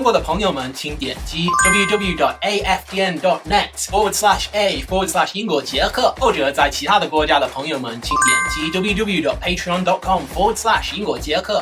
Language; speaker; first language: Chinese; non-native, fluent; English